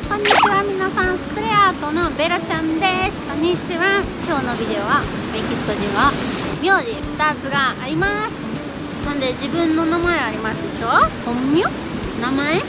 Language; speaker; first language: Japanese; non-native, learner; Spanish